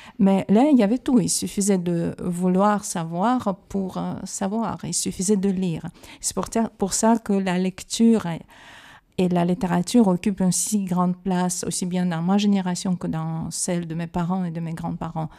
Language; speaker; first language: French; non-native, fluent; Russian